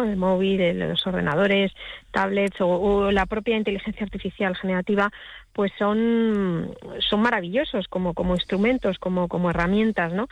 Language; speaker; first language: Spanish; native; Spanish